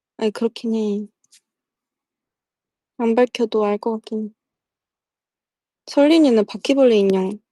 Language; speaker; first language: Korean; native; Korean